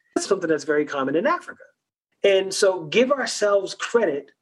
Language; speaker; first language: English; early bilingual, other home language; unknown